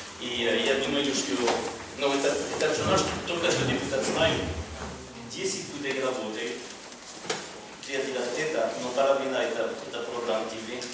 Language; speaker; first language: Russian; non-native, learner; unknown